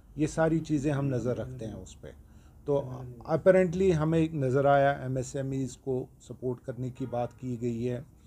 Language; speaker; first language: Hindi; non-native, local second language; Kashmiri